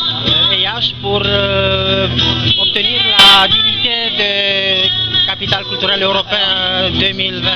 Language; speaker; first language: French; non-native, local second language; Romanian